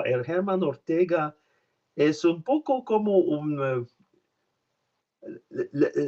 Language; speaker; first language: Spanish; non-native, learner; French